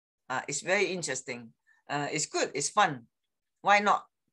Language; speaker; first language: English; non-native, fluent; Chinese